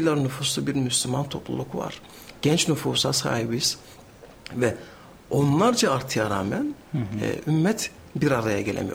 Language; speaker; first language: Turkish; native; Turkish